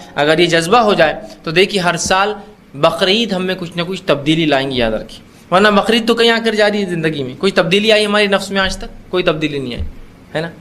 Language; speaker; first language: Urdu; native; Urdu